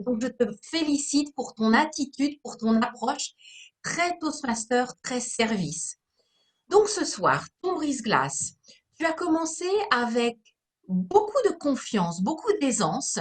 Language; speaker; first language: French; native; French